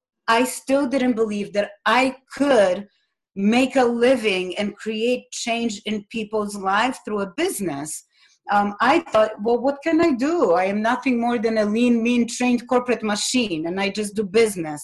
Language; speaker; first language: English; non-native, fluent; Polish